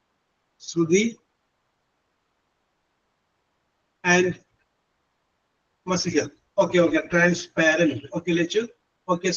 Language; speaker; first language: English; non-native, fluent; Malayalam